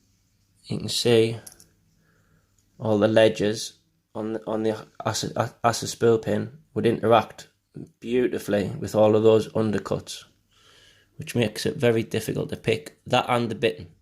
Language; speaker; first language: English; native; English